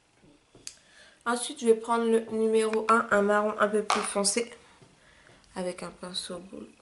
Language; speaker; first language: French; native; French